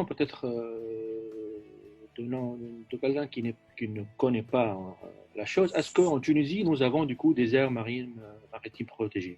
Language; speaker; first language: French; non-native, local second language; Arabic